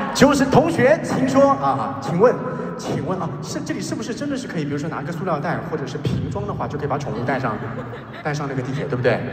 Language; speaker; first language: Chinese; native; Chinese